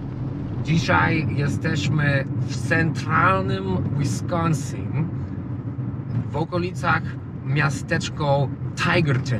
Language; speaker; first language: Polish; non-native, learner; English